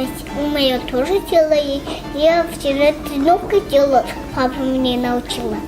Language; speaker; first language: Russian; non-native, learner; Tajik